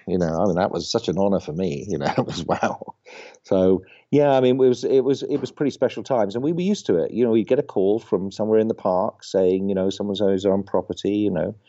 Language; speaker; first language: English; native; English